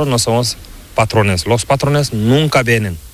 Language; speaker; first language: Spanish; non-native, learner; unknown